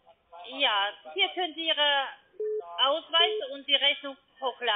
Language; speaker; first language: German; non-native, learner; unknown